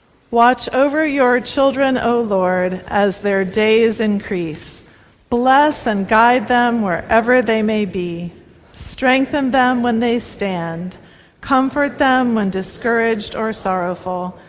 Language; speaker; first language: English; native; English